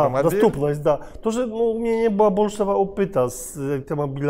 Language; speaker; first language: Russian; non-native, learner; Polish